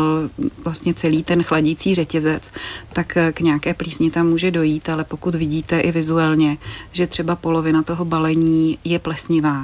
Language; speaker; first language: Czech; native; Czech